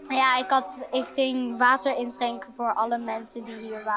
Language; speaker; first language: Dutch; early bilingual, other home language; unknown